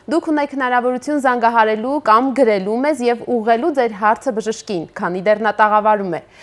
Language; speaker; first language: Armenian; native; Armenian